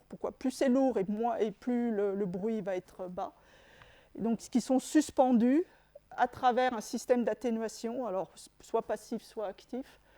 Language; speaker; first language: French; native; French